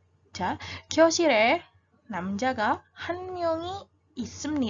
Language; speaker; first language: Korean; non-native, fluent; Indonesian